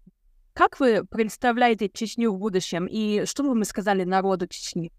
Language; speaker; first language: Russian; non-native, local second language; Ukrainian